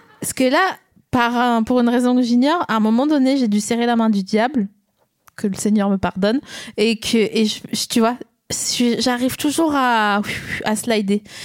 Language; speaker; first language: French; native; French